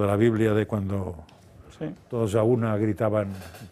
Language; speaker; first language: Spanish; native; Spanish